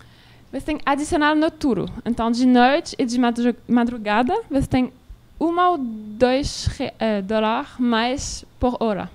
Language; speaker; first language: Portuguese; non-native, learner; French